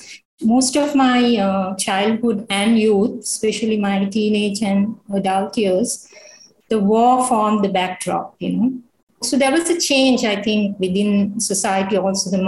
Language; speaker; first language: English; non-native, local second language; Sinhala